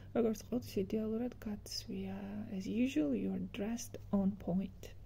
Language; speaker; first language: English; non-native, fluent; Georgian